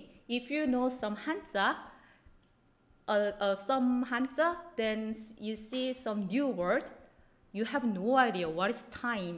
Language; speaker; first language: English; non-native, fluent; Korean